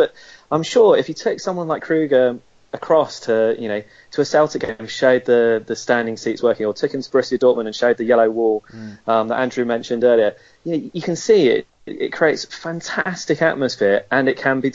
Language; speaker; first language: English; native; English